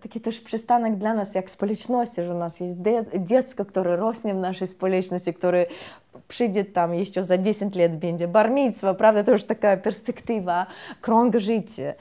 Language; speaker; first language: Polish; non-native, fluent; Russian